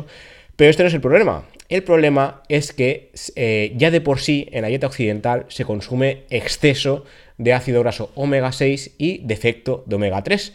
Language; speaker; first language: Spanish; native; Spanish